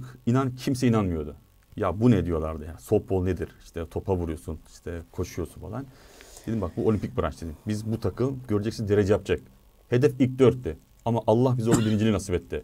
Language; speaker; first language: Turkish; native; Turkish